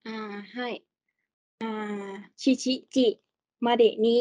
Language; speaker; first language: Japanese; non-native, learner; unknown